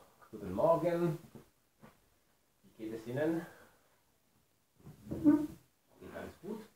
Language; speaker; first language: German; non-native, learner; Spanish